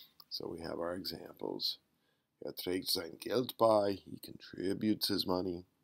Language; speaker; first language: English; native; English